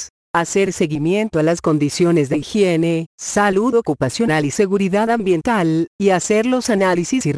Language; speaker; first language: Spanish; native; Spanish